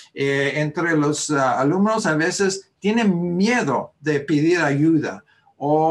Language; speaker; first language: Spanish; early bilingual, heritage; Spanish